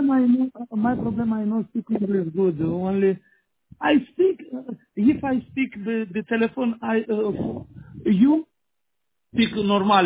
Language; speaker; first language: English; non-native, learner; Romanian